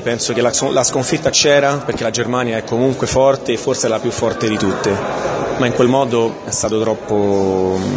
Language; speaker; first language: Italian; non-native, fluent; Portuguese